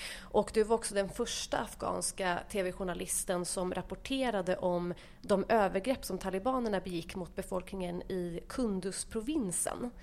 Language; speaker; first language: Swedish; native; Swedish